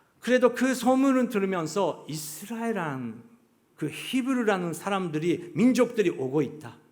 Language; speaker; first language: Korean; non-native, fluent; Japanese